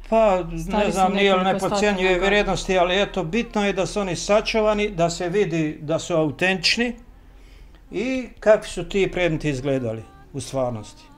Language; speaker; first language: Croatian; native; Croatian